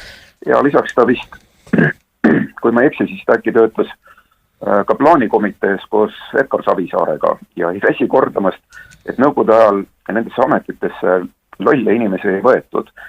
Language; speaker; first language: Estonian; native; Estonian